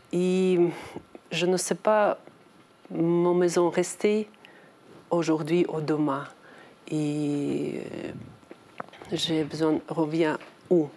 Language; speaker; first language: French; non-native, learner; Ukrainian